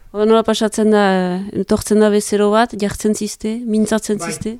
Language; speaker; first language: Basque; native; Basque